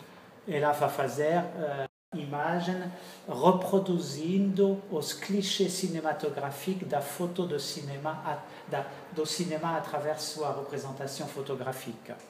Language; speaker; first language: Portuguese; non-native, fluent; French